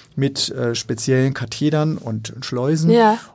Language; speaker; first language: German; native; German